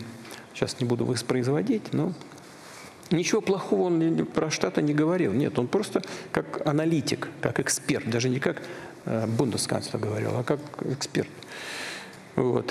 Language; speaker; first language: Russian; native; Russian